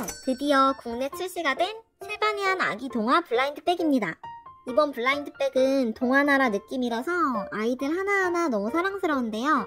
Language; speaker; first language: Korean; native; Korean